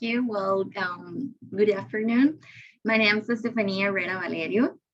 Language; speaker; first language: English; non-native, learner; Spanish